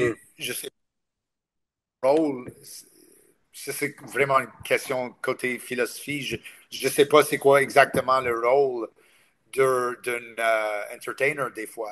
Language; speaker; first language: French; non-native, local second language; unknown